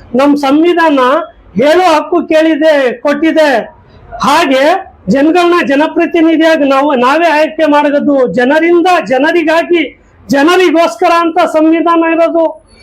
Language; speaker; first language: Kannada; non-native, local second language; Urdu